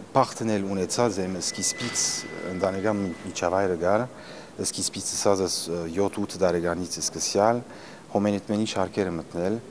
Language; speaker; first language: Armenian; early bilingual, heritage; Armenian